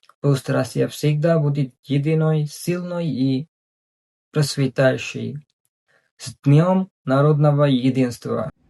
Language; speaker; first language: Russian; non-native, fluent; Bangla